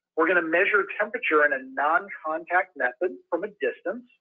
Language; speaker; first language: English; native; English